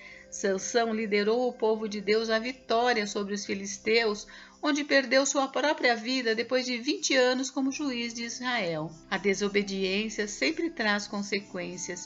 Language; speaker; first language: Portuguese; native; Portuguese